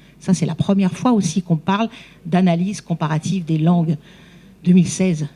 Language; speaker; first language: French; native; French